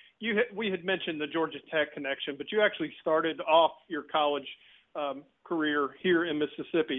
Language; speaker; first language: English; native; English